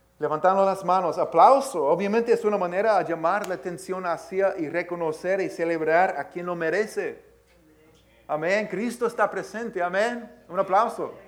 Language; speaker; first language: Spanish; early bilingual, heritage; Spanish